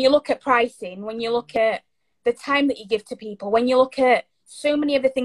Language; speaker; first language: English; native; English